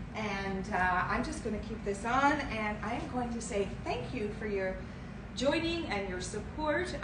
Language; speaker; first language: English; native; English